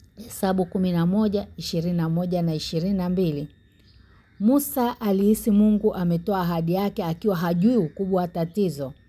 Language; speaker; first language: Swahili; native; Swahili